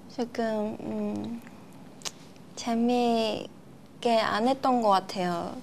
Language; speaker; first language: Korean; non-native, fluent; Chinese